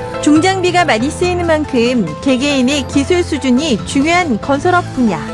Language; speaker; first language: Korean; native; Korean